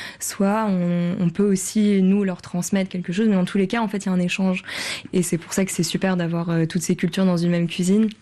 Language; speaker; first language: French; native; French